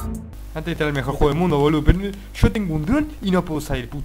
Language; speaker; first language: Spanish; native; Spanish